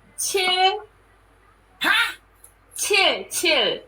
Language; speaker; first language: English; non-native, learner; Korean